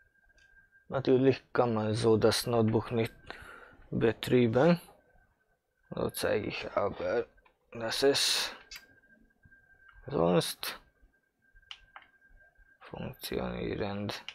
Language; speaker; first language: German; non-native, fluent; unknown